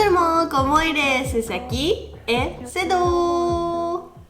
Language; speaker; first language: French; non-native, fluent; Japanese